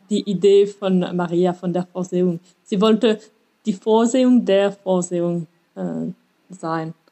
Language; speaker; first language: German; non-native, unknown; French